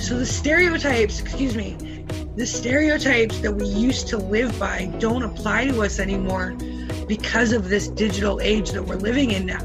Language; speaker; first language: English; native; English